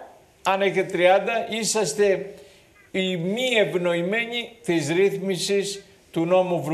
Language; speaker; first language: Greek; native; Greek